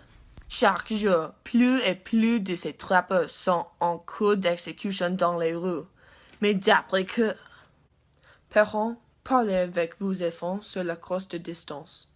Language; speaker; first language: French; non-native, learner; English